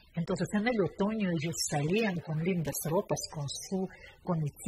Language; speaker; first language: Spanish; non-native, fluent; Russian